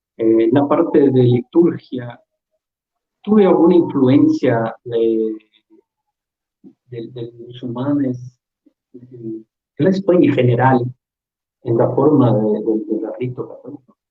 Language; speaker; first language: Spanish; non-native, learner; Portuguese